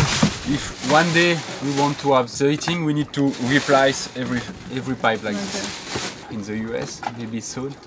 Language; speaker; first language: English; non-native, learner; French